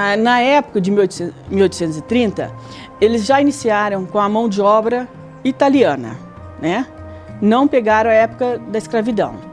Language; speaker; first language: Portuguese; native; Portuguese